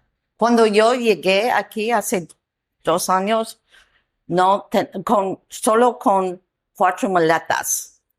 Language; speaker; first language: Spanish; non-native, learner; English